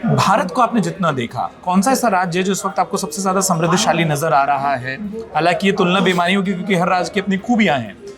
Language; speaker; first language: Hindi; native; Hindi